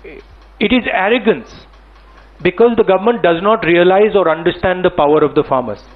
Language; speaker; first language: English; non-native, local second language; Hindi